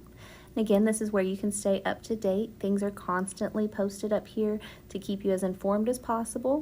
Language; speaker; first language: English; native; English